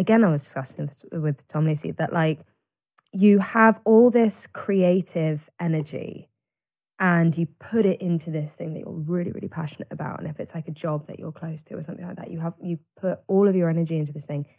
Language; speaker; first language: English; native; English